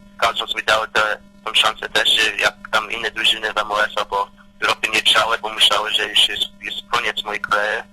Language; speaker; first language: Polish; early bilingual, heritage; Polish